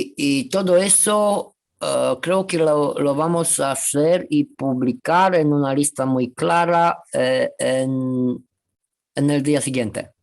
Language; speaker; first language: Spanish; non-native, fluent; Romanian